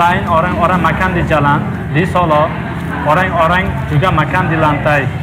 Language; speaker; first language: Indonesian; non-native, learner; Uzbek